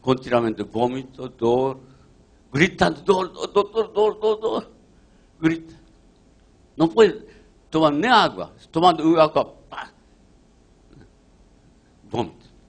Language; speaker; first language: Portuguese; non-native, learner; Japanese